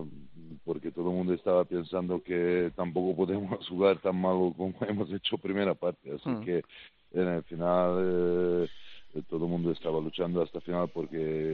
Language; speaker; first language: Spanish; non-native, fluent; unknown